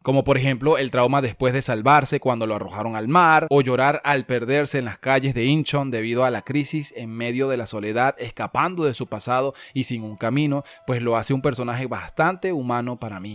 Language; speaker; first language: Spanish; native; Spanish